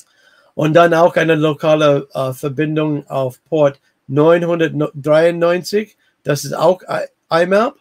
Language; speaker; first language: German; non-native, fluent; English